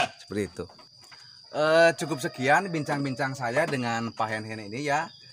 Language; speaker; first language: Indonesian; non-native, local second language; Javanese